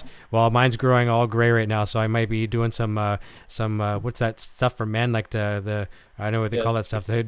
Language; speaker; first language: English; native; English